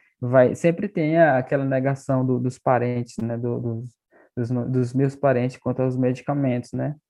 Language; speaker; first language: Portuguese; non-native, local second language; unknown